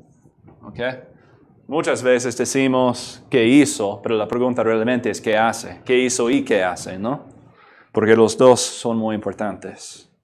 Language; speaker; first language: Spanish; non-native, fluent; English